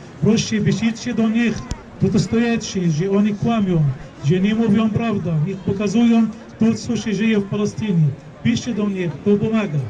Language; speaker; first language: Polish; non-native, fluent; Arabic